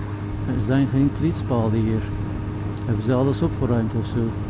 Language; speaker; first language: Dutch; non-native, fluent; Turkish